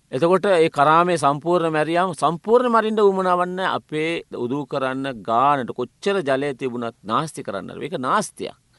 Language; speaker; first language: Sinhala; non-native, local second language; Tamil